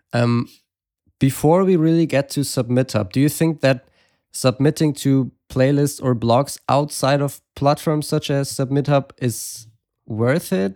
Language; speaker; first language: English; non-native, fluent; German